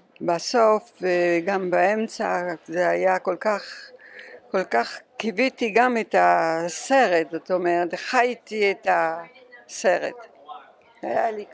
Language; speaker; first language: Hebrew; non-native, fluent; French